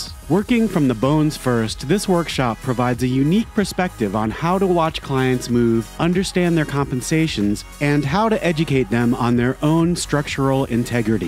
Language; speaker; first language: English; native; English